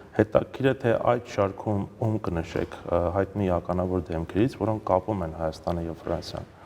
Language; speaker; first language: Armenian; native; Armenian